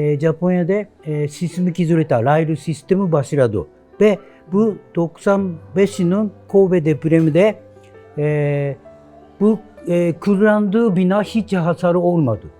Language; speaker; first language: Turkish; non-native, learner; Japanese